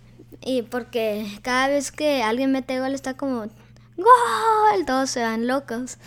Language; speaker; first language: Spanish; early bilingual, heritage; Spanish